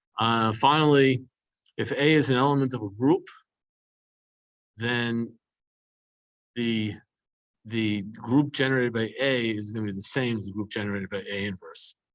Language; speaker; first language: English; native; English